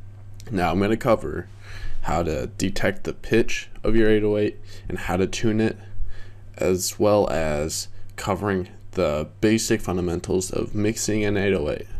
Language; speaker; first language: English; native; English